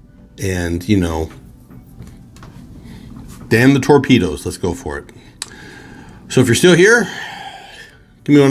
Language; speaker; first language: English; native; English